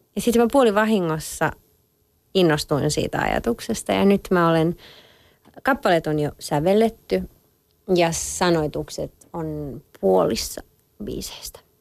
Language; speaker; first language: Finnish; early bilingual, other home language; French